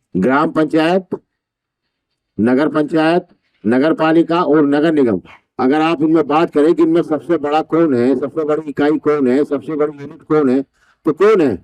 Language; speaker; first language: Hindi; native; Hindi